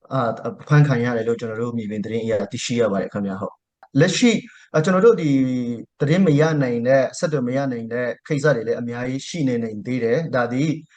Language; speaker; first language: Burmese; non-native, local second language; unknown